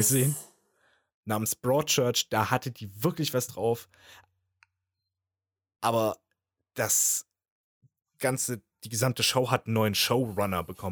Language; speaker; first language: German; native; German